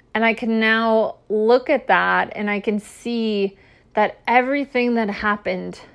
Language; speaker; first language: English; native; English